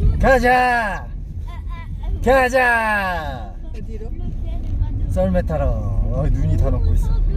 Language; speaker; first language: Korean; native; Korean